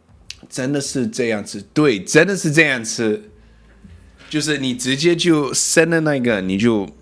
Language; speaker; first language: Chinese; early bilingual, heritage; English